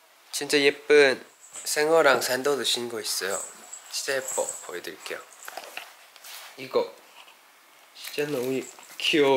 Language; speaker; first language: Korean; non-native, fluent; Thai